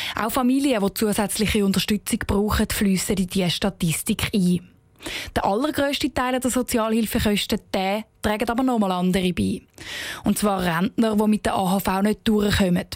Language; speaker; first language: German; native; German